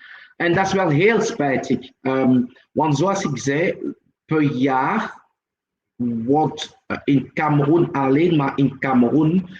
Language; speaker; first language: Dutch; non-native, local second language; French